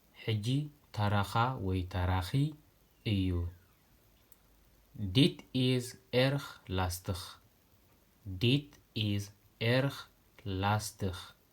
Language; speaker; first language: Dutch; non-native, learner; Tigrinya